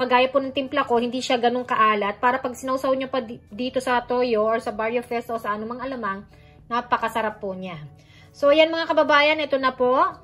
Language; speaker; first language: Filipino; native; Filipino